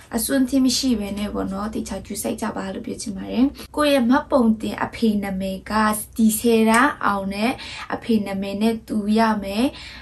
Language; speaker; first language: Burmese; non-native, local second language; Kachin